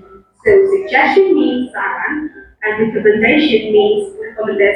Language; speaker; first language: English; non-native, fluent; Indonesian